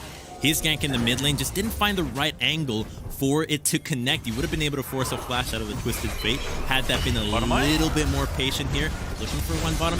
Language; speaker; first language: English; native; English